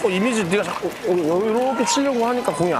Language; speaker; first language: Korean; native; Korean